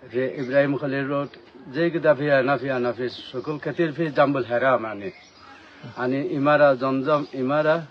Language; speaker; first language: Arabic; non-native, learner; Bangla